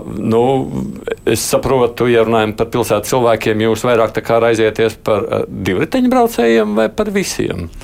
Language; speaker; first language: Latvian; native; Latvian